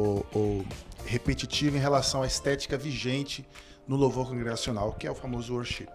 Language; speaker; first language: Portuguese; native; Portuguese